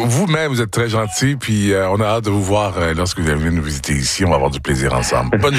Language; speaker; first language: French; native; French